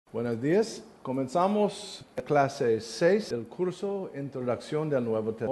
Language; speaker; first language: Spanish; non-native, learner; English